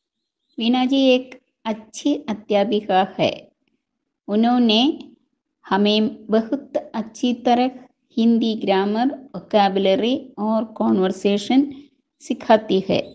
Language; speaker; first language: Hindi; non-native, learner; Malayalam